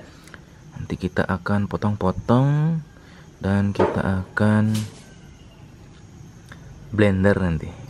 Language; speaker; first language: Indonesian; native; Indonesian